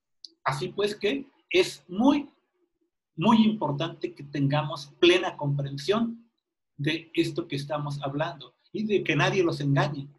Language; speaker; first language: Spanish; native; Spanish